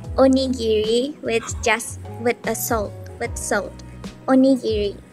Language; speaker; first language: English; non-native, fluent; Japanese